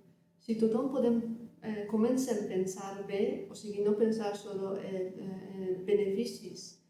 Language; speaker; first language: Catalan; non-native, learner; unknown